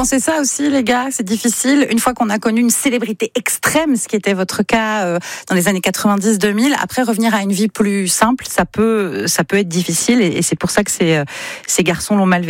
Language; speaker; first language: French; native; French